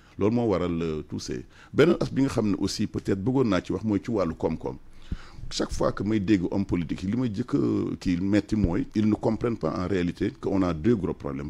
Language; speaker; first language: French; non-native, local second language; Wolof